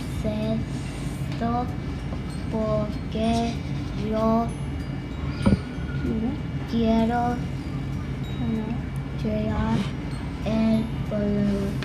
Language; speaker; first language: Spanish; non-native, learner; English